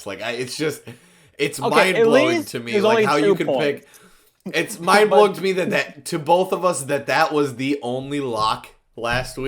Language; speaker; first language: English; native; English